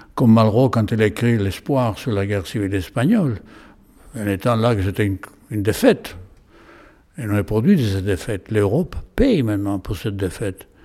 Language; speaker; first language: French; non-native, fluent; Spanish